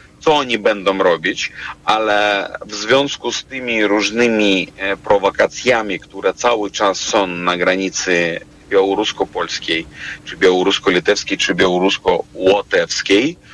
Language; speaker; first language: Polish; non-native, fluent; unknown